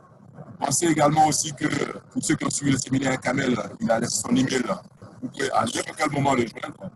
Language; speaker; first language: French; native; French